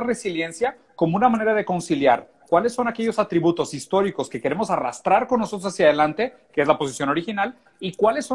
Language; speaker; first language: Spanish; native; Spanish